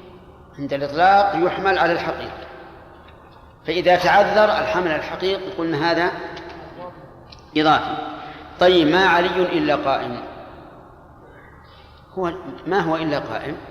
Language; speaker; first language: Arabic; native; Arabic